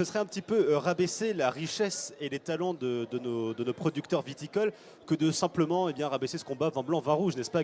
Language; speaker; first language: French; native; French